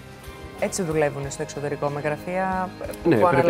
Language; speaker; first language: Greek; native; Greek